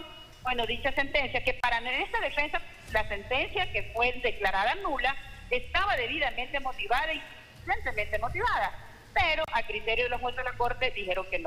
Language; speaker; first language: Spanish; native; Spanish